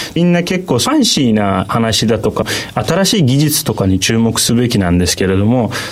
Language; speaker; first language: Japanese; non-native, fluent; Turkish